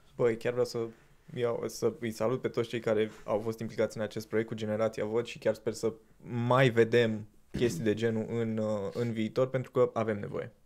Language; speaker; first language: Romanian; native; Romanian